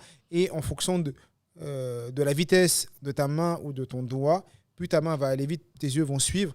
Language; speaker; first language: French; native; French